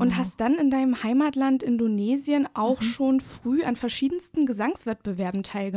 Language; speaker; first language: German; native; German